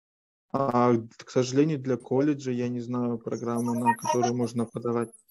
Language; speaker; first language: Russian; native; Russian